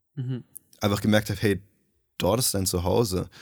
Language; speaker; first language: German; early bilingual, other home language; Nepali